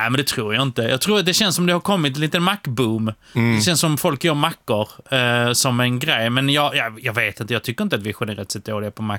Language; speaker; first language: Swedish; early bilingual, other home language; Polish